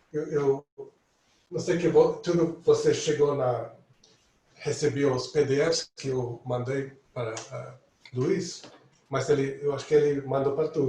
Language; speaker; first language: Portuguese; non-native, fluent; English